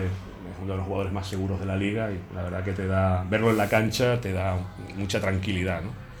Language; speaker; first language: Spanish; native; Spanish